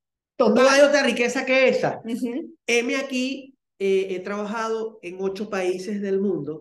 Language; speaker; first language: Spanish; native; Spanish